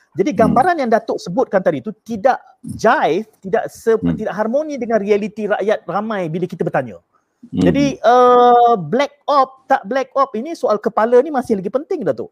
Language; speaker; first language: Malay; native; Malay